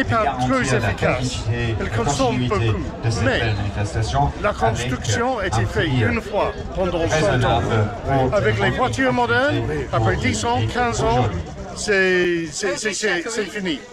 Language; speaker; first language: French; non-native, fluent; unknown